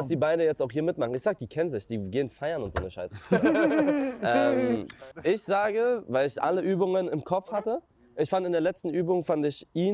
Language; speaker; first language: German; native; German